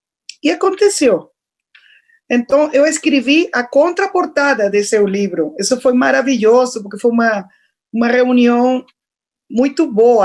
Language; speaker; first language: Portuguese; non-native, fluent; Spanish